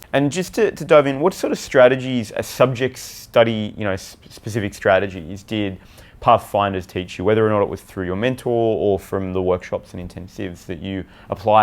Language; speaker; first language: English; native; English